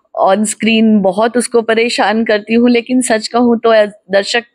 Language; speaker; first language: Hindi; non-native, local second language; Gujarati